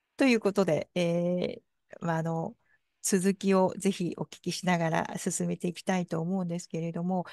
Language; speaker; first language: Japanese; native; Japanese